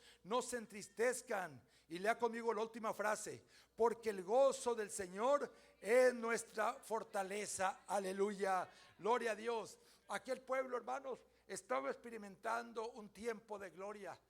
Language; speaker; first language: Spanish; native; Spanish